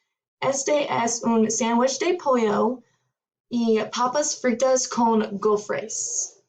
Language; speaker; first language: Spanish; non-native, learner; English